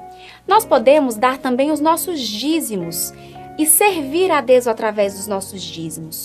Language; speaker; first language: Portuguese; native; Portuguese